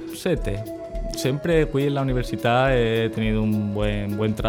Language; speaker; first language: Italian; non-native, learner; Spanish